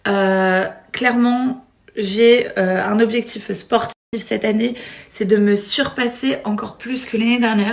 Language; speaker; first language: French; native; French